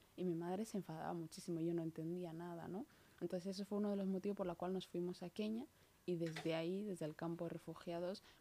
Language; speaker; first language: Spanish; early bilingual, other home language; Somali